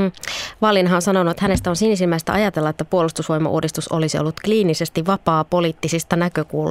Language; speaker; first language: Finnish; native; Finnish